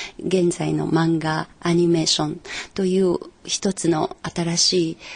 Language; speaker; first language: Japanese; non-native, fluent; Chinese